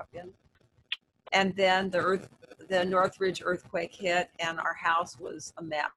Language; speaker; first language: English; native; English